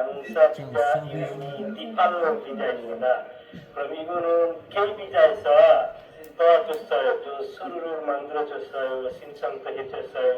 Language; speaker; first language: Korean; non-native, learner; Bangla